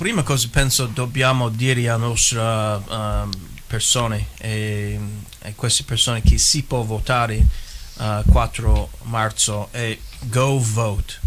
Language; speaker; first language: Italian; early bilingual, heritage; English